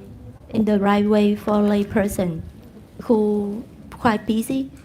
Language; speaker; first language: English; non-native, fluent; Vietnamese